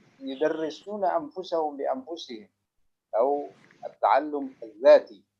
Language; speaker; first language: Arabic; non-native, local second language; Indonesian